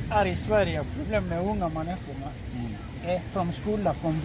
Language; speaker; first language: Swedish; early bilingual, other home language; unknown